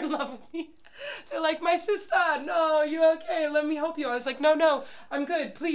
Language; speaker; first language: English; native; English